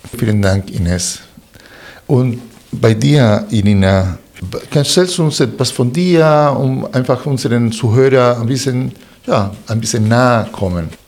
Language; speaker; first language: German; non-native, fluent; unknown